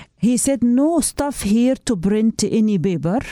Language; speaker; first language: English; non-native, learner; Arabic